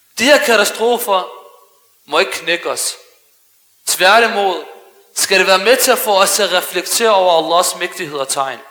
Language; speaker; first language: Danish; early bilingual, other home language; Arabic